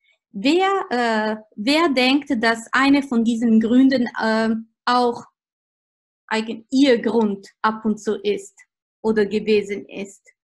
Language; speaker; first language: German; non-native, fluent; Italian